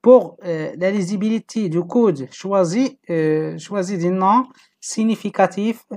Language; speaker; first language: French; non-native, local second language; Arabic